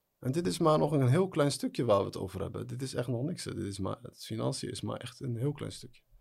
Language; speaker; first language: Dutch; early bilingual, other home language; Arabic